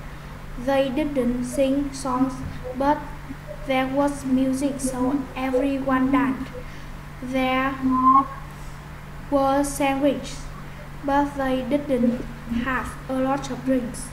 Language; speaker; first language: English; non-native, learner; Vietnamese